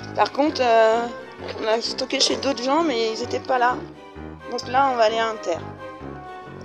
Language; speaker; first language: French; native; French